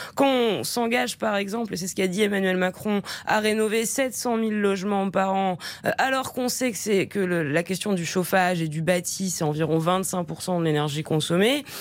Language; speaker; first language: French; native; French